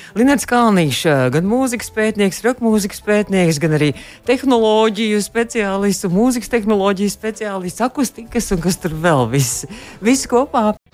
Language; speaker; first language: Latvian; native; Latvian